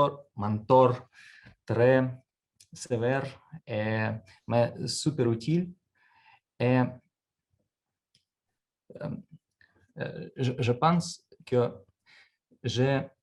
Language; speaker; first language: French; non-native, learner; Russian